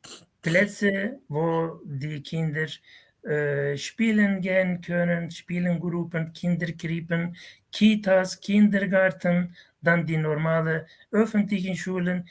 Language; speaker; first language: German; non-native, fluent; Kurdish